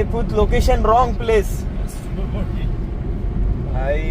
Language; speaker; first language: English; non-native, learner; Arabic